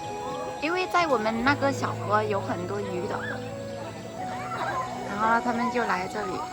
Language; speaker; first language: Chinese; non-native, learner; Vietnamese